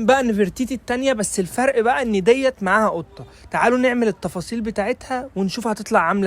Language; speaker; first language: Arabic; native; Arabic